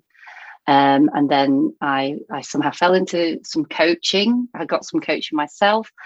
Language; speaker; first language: English; native; English